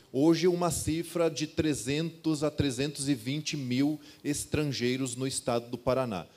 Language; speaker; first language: Portuguese; native; Portuguese